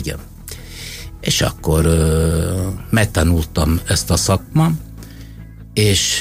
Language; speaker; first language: Hungarian; non-native, fluent; Italian